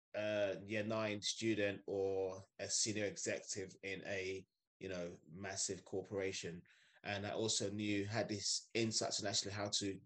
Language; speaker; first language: English; non-native, local second language; Yoruba